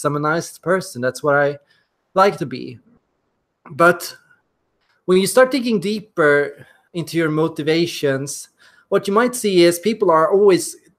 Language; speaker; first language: English; non-native, fluent; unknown